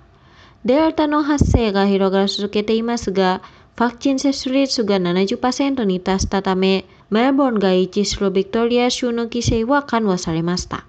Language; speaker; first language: Japanese; non-native, fluent; Indonesian